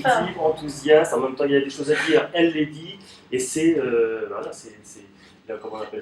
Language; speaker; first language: French; native; French